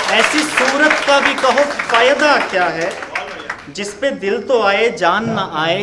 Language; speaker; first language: Hindi; native; Hindi